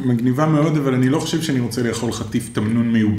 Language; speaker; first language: Hebrew; native; Hebrew